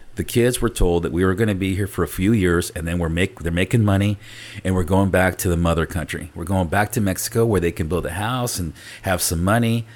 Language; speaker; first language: English; early bilingual, other home language; Spanish